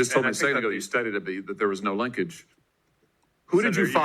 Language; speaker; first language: English; native; English